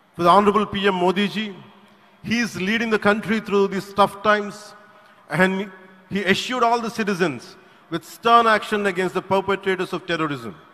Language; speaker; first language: English; non-native, local second language; Telugu